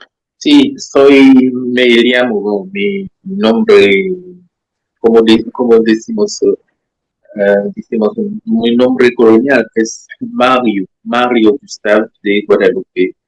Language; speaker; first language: Spanish; non-native, learner; French